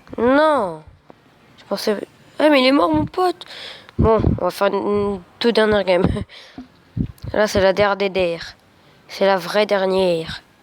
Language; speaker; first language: French; native; French